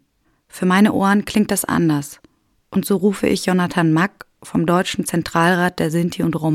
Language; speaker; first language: German; native; German